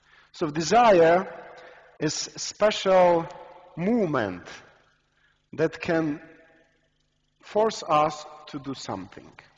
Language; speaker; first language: English; non-native, fluent; Ukrainian